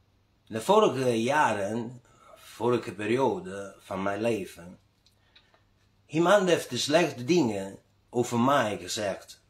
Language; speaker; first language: Dutch; non-native, learner; Italian